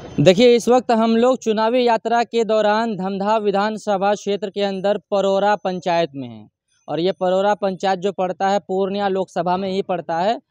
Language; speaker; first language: Hindi; native; Hindi